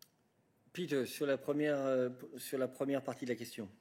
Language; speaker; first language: French; native; French